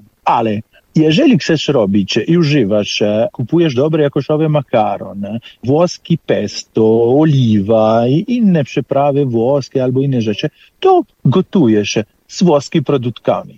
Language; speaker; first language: Polish; non-native, fluent; Italian